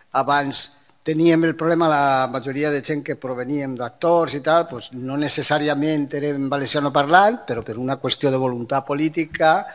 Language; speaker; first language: Catalan; non-native, local second language; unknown